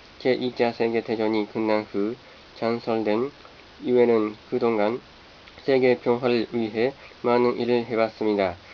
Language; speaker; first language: Korean; non-native, fluent; Japanese